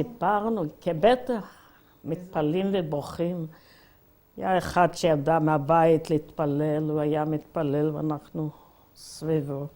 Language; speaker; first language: Hebrew; non-native, fluent; Yiddish